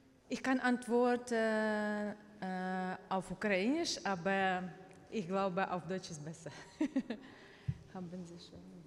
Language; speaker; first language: German; non-native, learner; Ukrainian